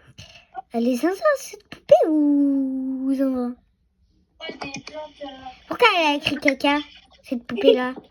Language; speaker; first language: French; native; French